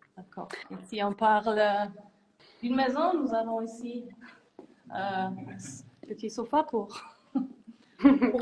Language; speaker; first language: French; non-native, fluent; German